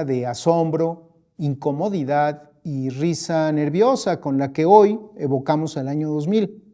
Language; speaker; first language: Spanish; native; Spanish